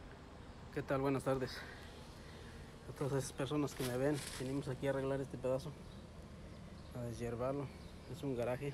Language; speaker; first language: Spanish; native; Spanish